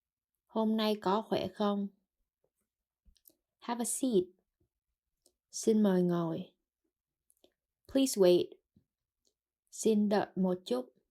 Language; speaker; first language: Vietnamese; early bilingual, heritage; Vietnamese